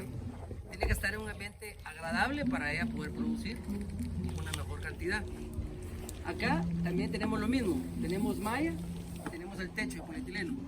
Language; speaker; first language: Spanish; native; Spanish